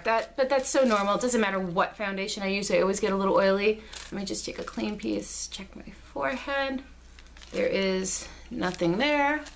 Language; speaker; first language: English; native; English